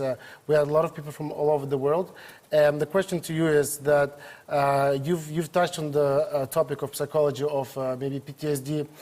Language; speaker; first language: English; non-native, fluent; Ukrainian